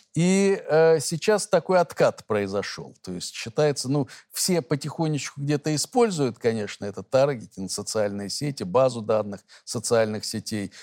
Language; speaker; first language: Russian; native; Russian